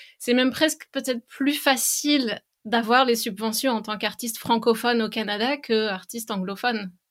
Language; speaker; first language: French; native; French